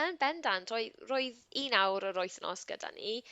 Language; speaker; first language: Welsh; non-native, local second language; English